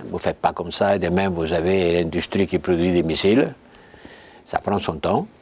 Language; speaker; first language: French; non-native, fluent; Spanish